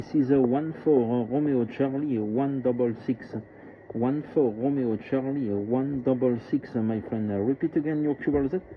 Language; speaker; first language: English; non-native, learner; French